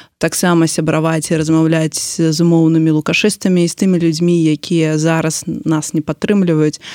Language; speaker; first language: Belarusian; non-native, local second language; Russian